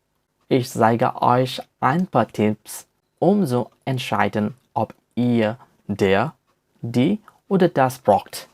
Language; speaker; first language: German; non-native, fluent; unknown